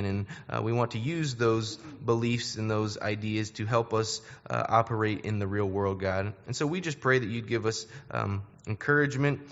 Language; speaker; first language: English; native; English